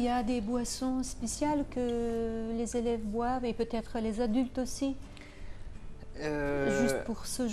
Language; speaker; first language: French; non-native, fluent; Macedonian